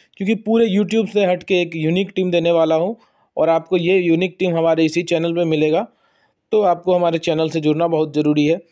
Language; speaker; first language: Hindi; native; Hindi